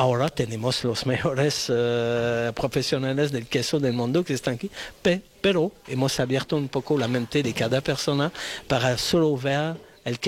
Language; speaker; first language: Spanish; non-native, fluent; English